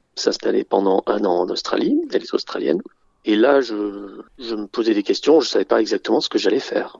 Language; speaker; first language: French; early bilingual, other home language; English